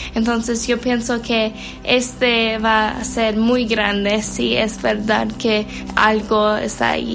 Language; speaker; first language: Spanish; non-native, learner; English